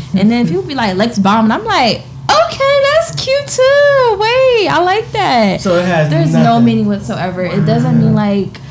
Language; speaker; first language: English; native; English